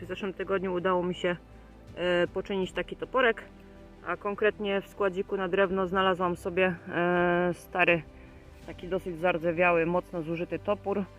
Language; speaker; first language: Polish; native; Polish